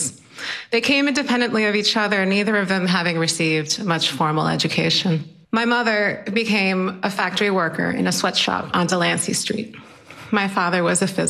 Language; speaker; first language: English; early bilingual, other home language; Spanish